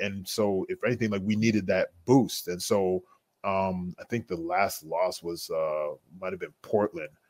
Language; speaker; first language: English; native; English